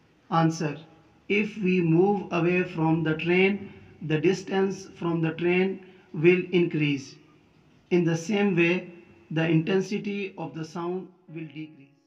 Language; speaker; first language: English; non-native, local second language; Urdu